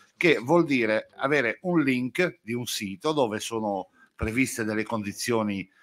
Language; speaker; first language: Italian; native; Italian